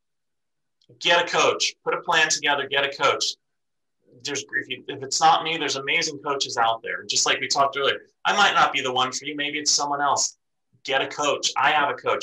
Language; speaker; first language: English; native; English